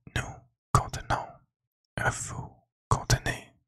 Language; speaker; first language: French; non-native, learner; English